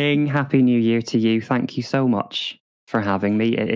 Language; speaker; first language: English; native; English